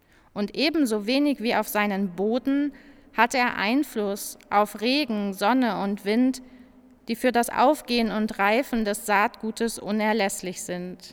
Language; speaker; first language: German; native; German